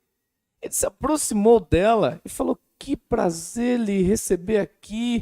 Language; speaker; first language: Portuguese; native; Portuguese